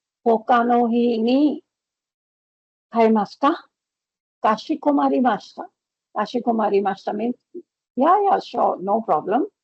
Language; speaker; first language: Japanese; non-native, fluent; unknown